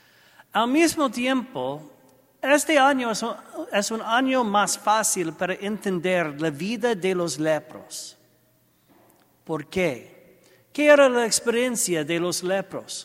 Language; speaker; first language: Spanish; non-native, learner; English